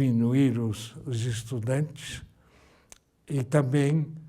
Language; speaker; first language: Portuguese; early bilingual, other home language; Japanese